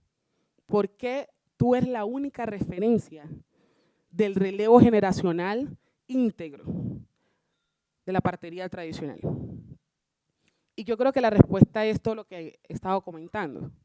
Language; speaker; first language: Spanish; native; Spanish